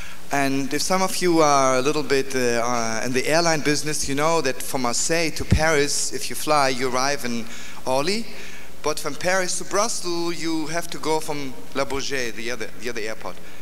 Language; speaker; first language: English; native; English